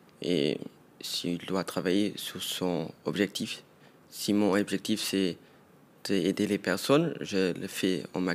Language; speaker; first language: French; non-native, local second language; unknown